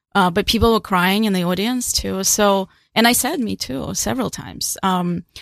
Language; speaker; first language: English; non-native, fluent; Russian